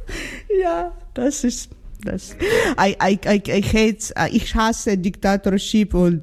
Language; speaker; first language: German; non-native, learner; Ukrainian